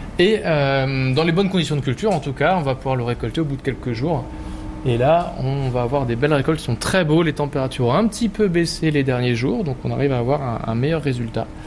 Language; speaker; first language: French; native; French